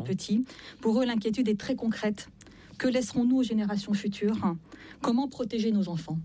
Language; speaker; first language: French; native; French